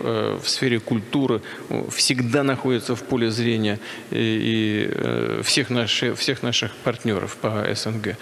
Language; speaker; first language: Russian; native; Russian